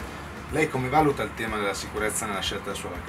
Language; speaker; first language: Italian; native; Italian